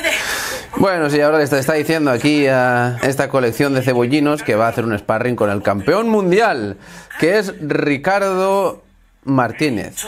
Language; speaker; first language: Spanish; native; Spanish